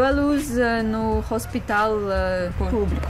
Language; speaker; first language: Portuguese; non-native, learner; Russian